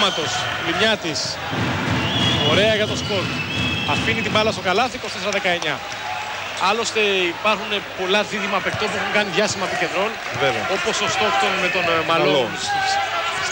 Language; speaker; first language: Greek; native; Greek